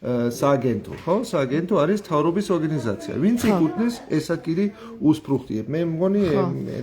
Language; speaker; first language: Georgian; non-native, learner; German